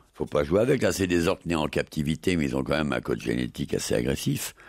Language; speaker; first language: French; native; French